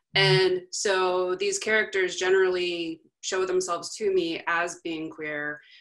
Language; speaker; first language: English; native; English